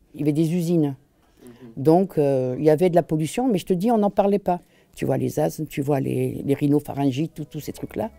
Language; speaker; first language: French; native; French